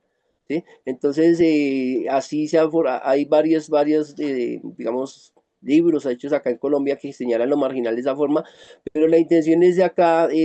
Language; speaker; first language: Spanish; native; Spanish